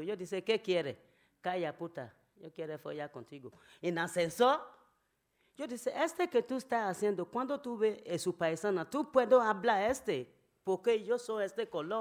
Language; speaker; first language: Spanish; non-native, learner; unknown